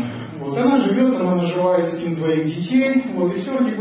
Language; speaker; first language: Russian; native; Russian